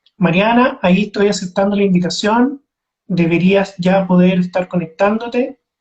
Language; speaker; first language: Spanish; native; Spanish